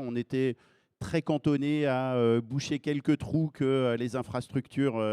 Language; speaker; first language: French; native; French